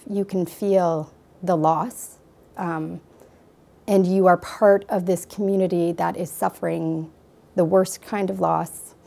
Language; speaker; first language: English; native; English